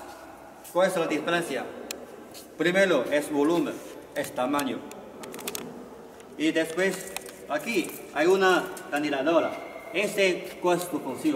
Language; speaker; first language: Spanish; non-native, learner; Chinese